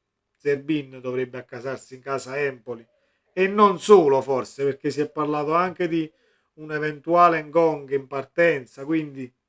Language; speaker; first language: Italian; native; Italian